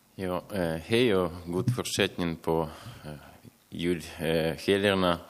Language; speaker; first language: Swedish; non-native, fluent; Ukrainian